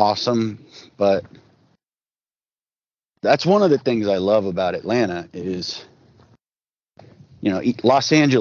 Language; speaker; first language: English; native; English